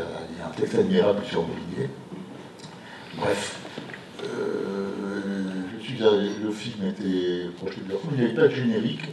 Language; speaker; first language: French; native; French